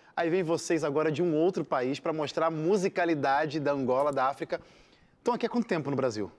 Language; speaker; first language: Portuguese; native; Portuguese